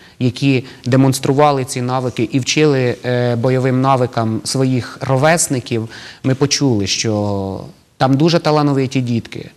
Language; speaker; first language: Ukrainian; native; Ukrainian